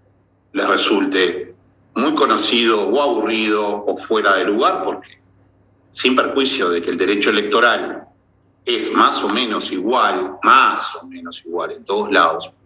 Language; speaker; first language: Spanish; native; Spanish